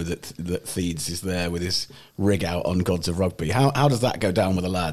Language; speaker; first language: English; native; English